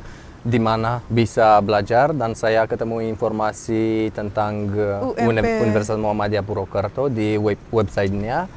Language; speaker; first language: Indonesian; non-native, learner; Romanian